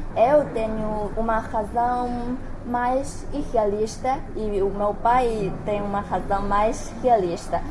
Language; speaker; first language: Portuguese; non-native, learner; Chinese